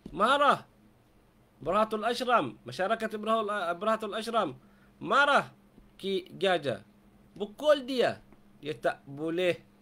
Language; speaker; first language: Malay; non-native, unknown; Arabic